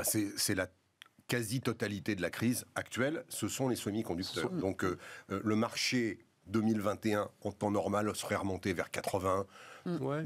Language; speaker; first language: French; native; French